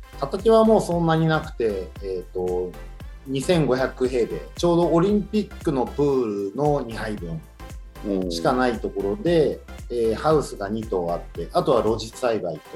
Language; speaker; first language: Japanese; native; Japanese